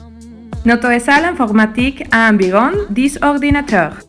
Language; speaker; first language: French; non-native, learner; Spanish